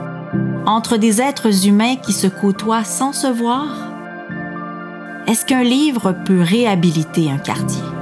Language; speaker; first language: French; native; French